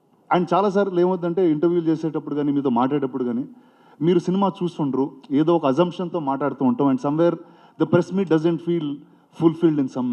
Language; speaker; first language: Telugu; native; Telugu